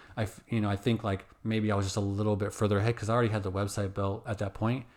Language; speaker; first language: English; native; English